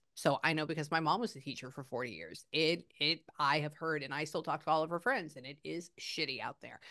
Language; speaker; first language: English; native; English